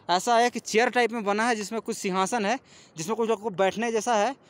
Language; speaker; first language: Hindi; native; Hindi